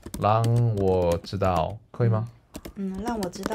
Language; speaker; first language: Chinese; non-native, learner; Korean